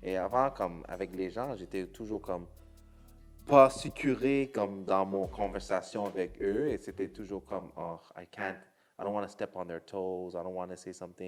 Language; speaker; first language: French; non-native, local second language; English